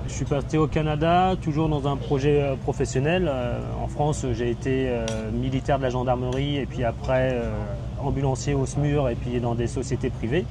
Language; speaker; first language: French; early bilingual, other home language; Thai